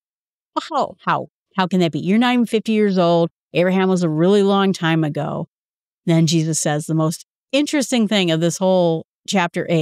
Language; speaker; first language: English; native; English